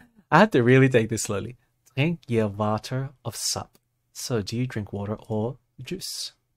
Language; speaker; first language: English; native; English